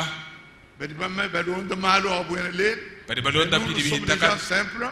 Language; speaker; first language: French; non-native, local second language; Luba-Lulua